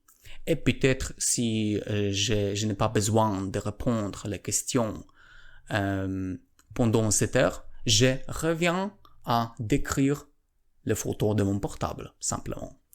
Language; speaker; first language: French; non-native, learner; Polish